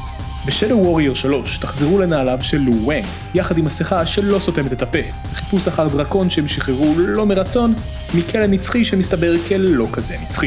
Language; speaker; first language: Hebrew; native; Hebrew